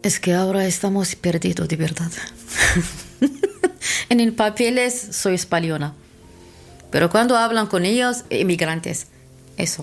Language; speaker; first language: Spanish; non-native, learner; Arabic